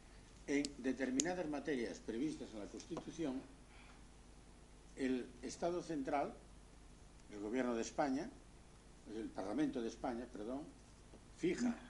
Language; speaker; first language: Spanish; native; Spanish